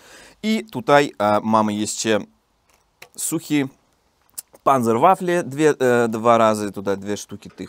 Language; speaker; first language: Polish; non-native, learner; Russian